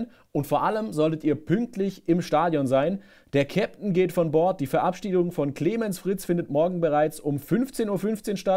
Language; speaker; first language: German; native; German